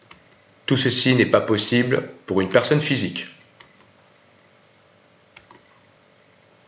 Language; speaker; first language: French; native; French